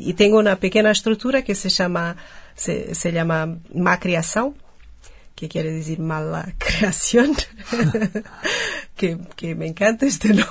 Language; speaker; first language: Spanish; non-native, fluent; Portuguese